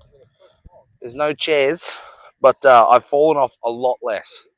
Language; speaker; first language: English; native; English